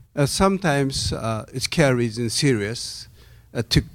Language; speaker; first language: English; non-native, learner; Japanese